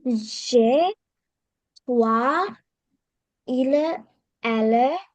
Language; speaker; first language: French; non-native, learner; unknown